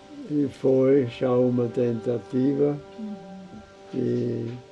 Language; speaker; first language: Portuguese; non-native, fluent; German